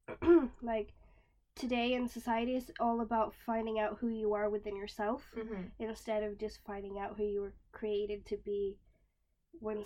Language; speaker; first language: English; non-native, fluent; Swedish